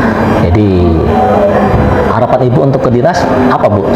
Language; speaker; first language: Indonesian; native; Indonesian